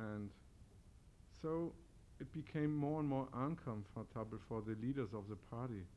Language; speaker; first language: English; non-native, learner; German